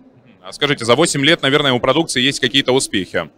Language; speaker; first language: Russian; native; Russian